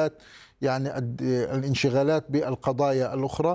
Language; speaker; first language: Arabic; native; Arabic